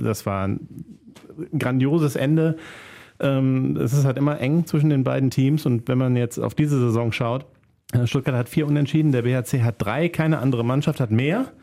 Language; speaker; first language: German; native; German